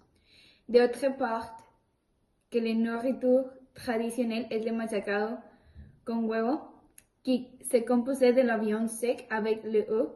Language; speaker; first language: French; non-native, learner; Spanish